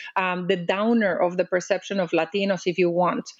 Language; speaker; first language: English; non-native, fluent; Spanish